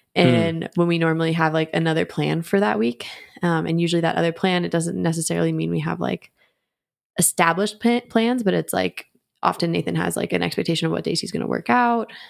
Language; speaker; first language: English; native; English